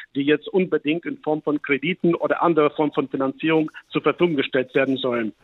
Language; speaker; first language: German; non-native, fluent; Ukrainian